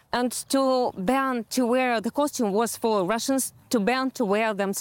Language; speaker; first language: English; non-native, fluent; Russian